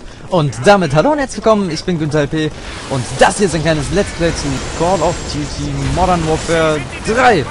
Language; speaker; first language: German; native; German